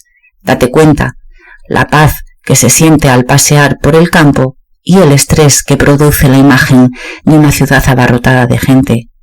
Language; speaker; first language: Spanish; native; Spanish